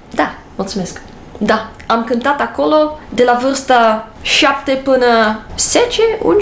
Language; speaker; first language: Romanian; non-native, learner; English